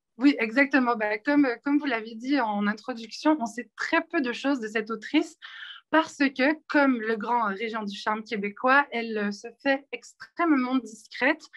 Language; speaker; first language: French; native; French